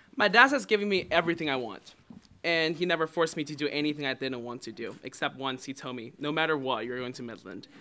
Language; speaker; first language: English; non-native, fluent; Chinese